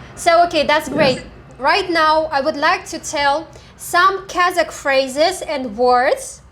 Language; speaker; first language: English; non-native, fluent; Kazakh